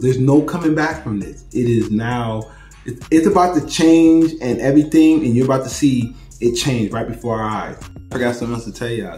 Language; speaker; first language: English; native; English